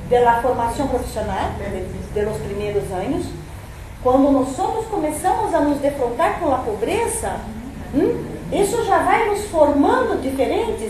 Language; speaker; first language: Spanish; non-native, fluent; Portuguese